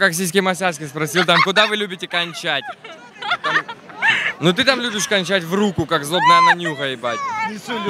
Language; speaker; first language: Russian; native; Russian